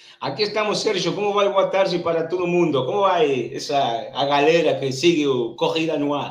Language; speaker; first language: Portuguese; non-native, learner; Spanish